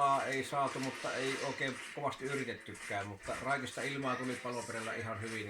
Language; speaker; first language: Finnish; native; Finnish